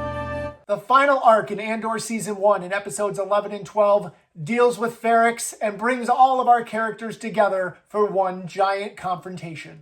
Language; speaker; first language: English; native; English